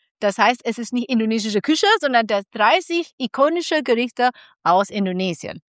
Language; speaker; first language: German; non-native, fluent; Indonesian